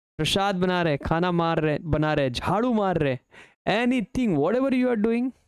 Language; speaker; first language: Hindi; native; Hindi